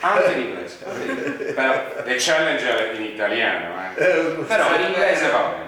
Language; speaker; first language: Italian; native; Italian